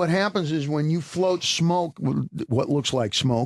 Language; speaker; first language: English; native; English